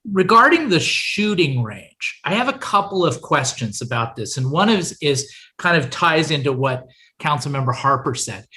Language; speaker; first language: English; native; English